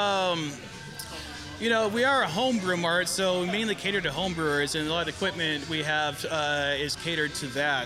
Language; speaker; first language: English; native; English